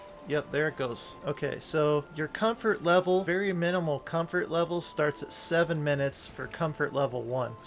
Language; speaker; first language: English; native; English